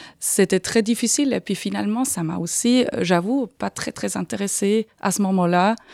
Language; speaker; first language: French; non-native, fluent; Swiss German